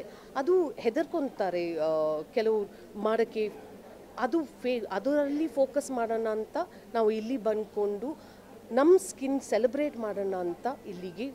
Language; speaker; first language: Kannada; non-native, fluent; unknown